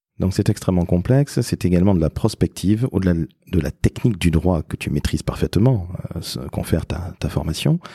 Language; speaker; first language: French; native; French